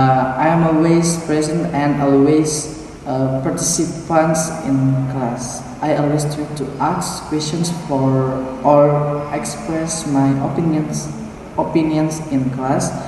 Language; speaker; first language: English; non-native, learner; Indonesian